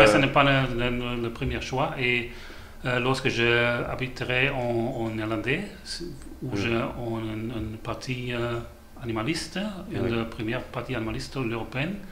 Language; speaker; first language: French; non-native, learner; German